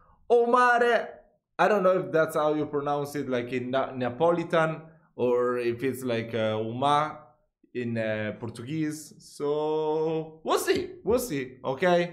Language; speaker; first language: English; non-native, fluent; Italian